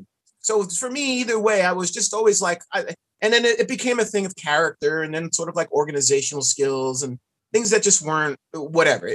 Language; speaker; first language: English; native; English